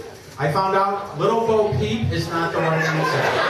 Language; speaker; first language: English; native; English